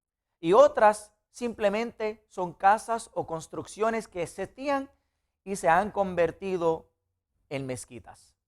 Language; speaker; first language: Spanish; non-native, fluent; Arabic